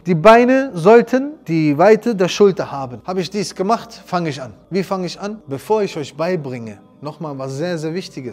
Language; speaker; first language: German; native; German